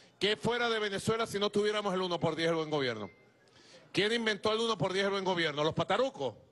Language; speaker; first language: Spanish; native; Spanish